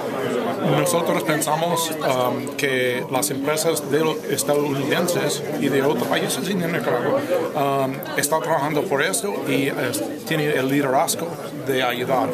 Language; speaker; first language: Spanish; non-native, fluent; English